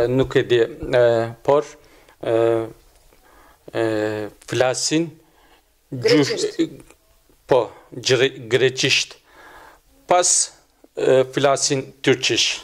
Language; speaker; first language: Albanian; non-native, learner; Turkish